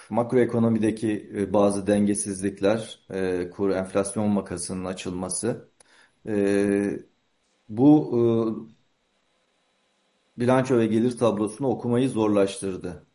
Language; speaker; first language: Turkish; native; Turkish